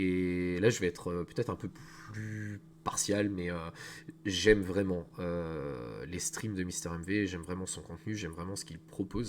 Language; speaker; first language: French; native; French